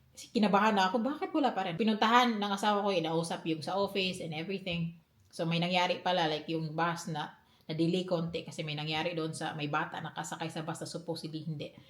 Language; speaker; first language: Filipino; non-native, local second language; Cebuano